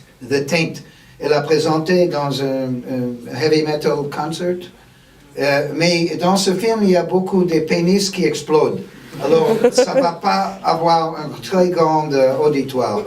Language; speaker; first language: French; non-native, fluent; English